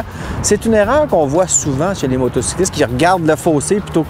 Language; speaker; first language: French; native; French